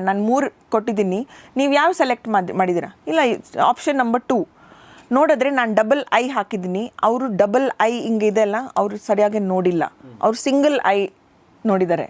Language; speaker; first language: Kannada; non-native, local second language; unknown